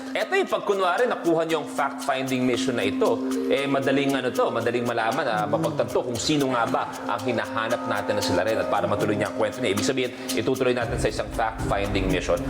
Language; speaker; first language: Filipino; native; Filipino